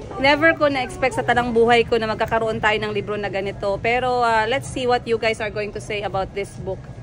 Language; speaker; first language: Filipino; non-native, local second language; Cebuano